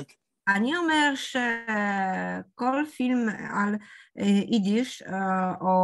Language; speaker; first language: Hebrew; non-native, learner; Polish